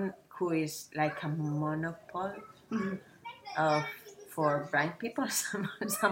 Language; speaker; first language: English; non-native, fluent; Spanish